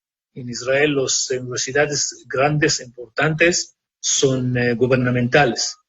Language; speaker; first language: Spanish; non-native, fluent; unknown